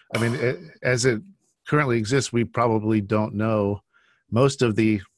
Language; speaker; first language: English; native; English